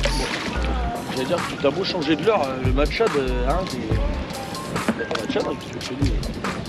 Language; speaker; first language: French; native; French